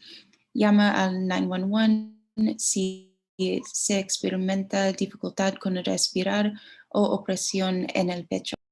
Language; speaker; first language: Spanish; non-native, learner; English